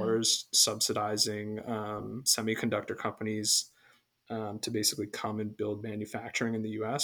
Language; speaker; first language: English; native; English